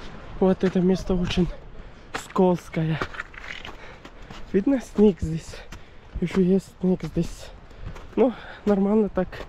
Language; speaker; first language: Russian; non-native, learner; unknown